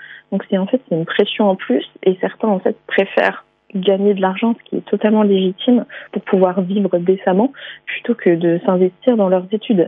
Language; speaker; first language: French; native; French